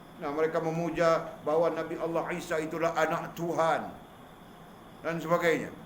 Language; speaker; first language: Malay; native; Malay